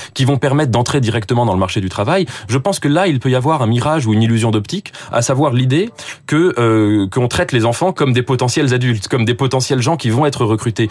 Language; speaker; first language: French; native; French